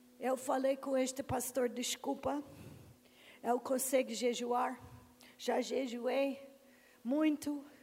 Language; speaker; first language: Portuguese; non-native, learner; English